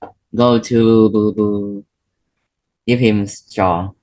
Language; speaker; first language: English; non-native, learner; Vietnamese